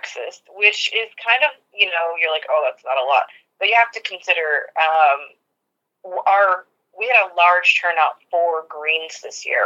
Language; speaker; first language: English; native; English